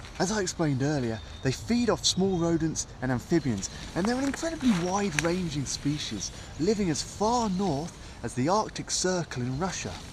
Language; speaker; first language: English; native; English